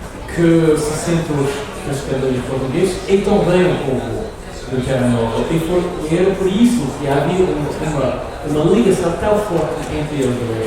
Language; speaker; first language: Portuguese; non-native, learner; English